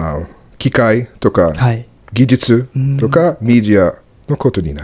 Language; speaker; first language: Japanese; non-native, learner; English